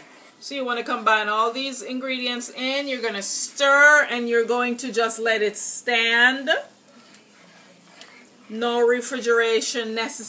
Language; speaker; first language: English; native; English